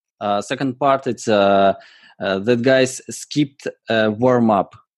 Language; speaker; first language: English; non-native, learner; Russian